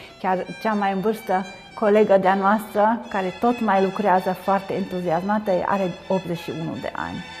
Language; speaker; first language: Romanian; non-native, local second language; Hungarian